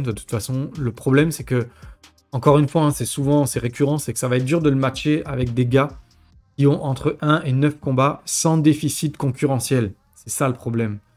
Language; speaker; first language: French; native; French